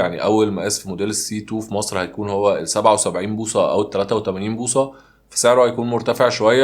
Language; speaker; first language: Arabic; native; Arabic